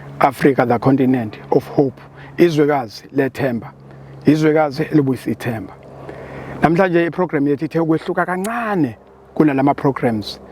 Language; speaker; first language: Zulu; native; Zulu